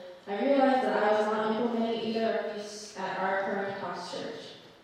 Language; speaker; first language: English; early bilingual, other home language; Korean